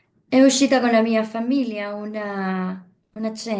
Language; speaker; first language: Italian; non-native, learner; Spanish